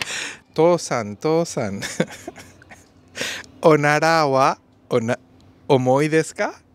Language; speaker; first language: Japanese; non-native, learner; Spanish